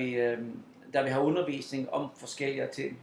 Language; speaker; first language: Danish; non-native, fluent; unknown